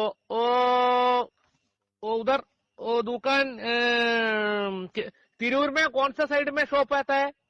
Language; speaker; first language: Hindi; non-native, local second language; Malayalam